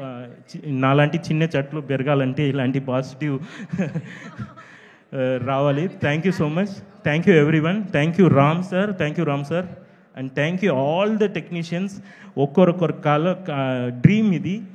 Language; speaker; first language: Telugu; non-native, fluent; Tamil